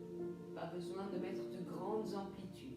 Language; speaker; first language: French; native; French